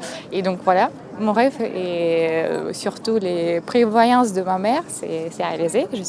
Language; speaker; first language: French; non-native, fluent; Romanian